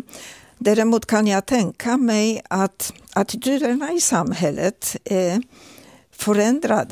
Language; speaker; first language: Swedish; non-native, fluent; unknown